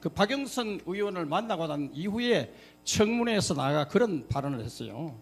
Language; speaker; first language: Korean; native; Korean